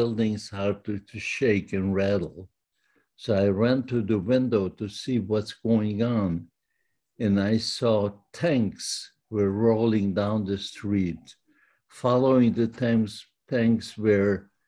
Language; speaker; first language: English; non-native, fluent; Yiddish